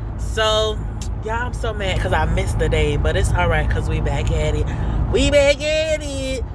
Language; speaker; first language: English; native; English